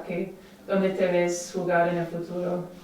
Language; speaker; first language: Spanish; non-native, fluent; English